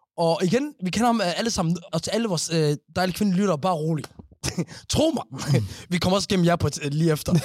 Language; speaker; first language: Danish; early bilingual, other home language; Somali